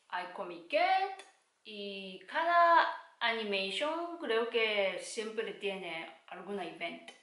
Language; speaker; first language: Spanish; non-native, learner; Japanese